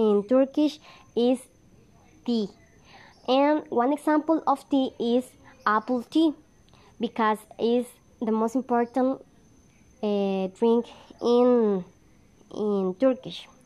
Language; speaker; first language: English; non-native, learner; Spanish